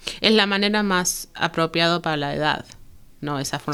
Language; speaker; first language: Spanish; early bilingual, heritage; Spanish